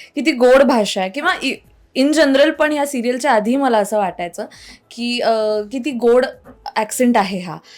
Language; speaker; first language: Marathi; native; Marathi